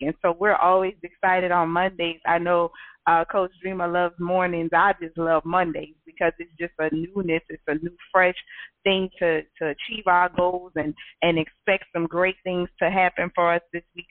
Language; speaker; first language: English; native; English